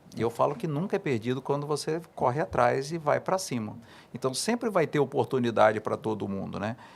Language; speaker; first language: Portuguese; native; Portuguese